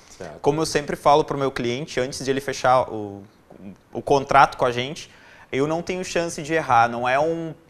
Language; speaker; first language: Portuguese; native; Portuguese